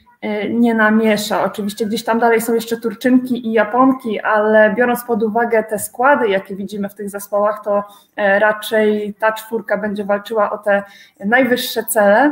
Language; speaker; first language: Polish; native; Polish